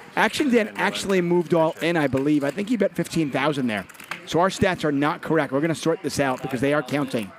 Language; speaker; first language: English; native; English